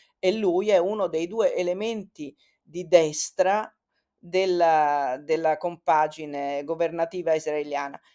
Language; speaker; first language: Italian; native; Italian